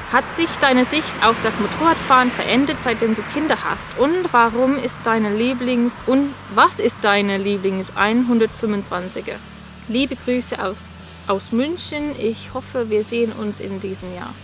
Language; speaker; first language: German; non-native, fluent; English